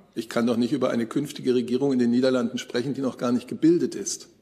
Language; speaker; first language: German; native; German